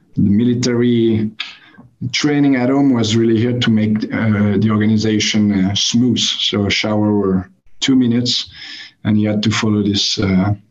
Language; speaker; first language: English; non-native, fluent; French